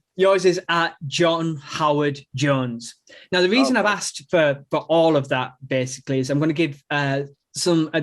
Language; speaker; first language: English; native; English